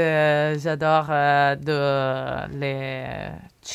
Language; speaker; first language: French; non-native, learner; Italian